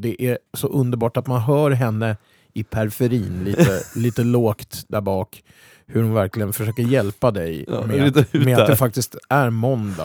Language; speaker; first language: Swedish; native; Swedish